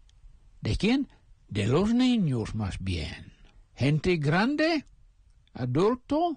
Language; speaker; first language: Spanish; non-native, fluent; English